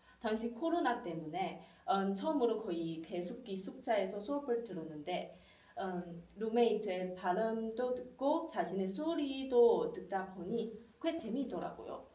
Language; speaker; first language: Korean; non-native, fluent; Chinese